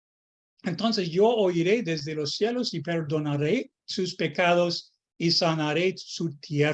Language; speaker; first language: Spanish; non-native, fluent; English